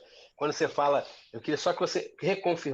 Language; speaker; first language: Portuguese; native; Portuguese